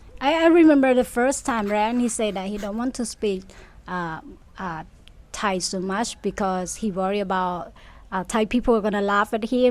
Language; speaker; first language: English; non-native, fluent; Thai